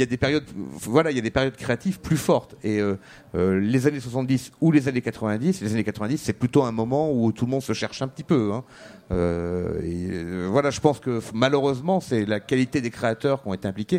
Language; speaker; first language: French; native; French